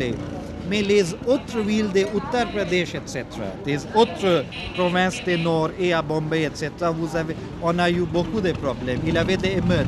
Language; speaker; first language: French; non-native, fluent; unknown